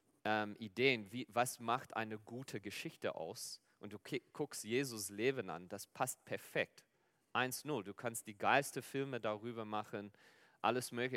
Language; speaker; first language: German; non-native, fluent; Afrikaans